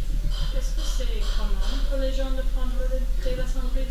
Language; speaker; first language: French; non-native, learner; English